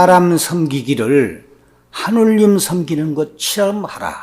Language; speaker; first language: Korean; native; Korean